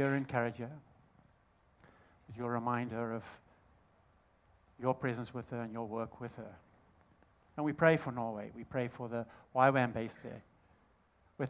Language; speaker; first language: English; native; English